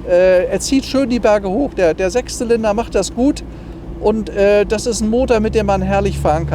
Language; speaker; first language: German; native; German